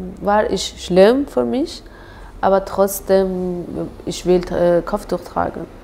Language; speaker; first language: German; non-native, learner; Persian